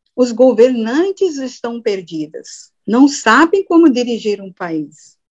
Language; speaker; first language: Portuguese; non-native, fluent; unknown